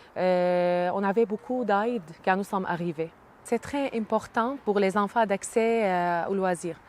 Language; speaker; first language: French; non-native, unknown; Arabic